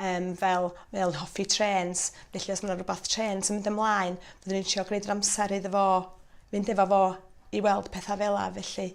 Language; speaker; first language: Welsh; native; Welsh